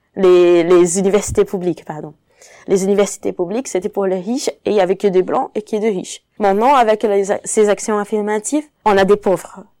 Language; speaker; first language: French; non-native, fluent; Portuguese